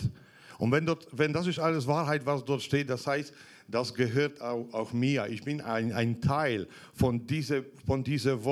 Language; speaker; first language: German; non-native, fluent; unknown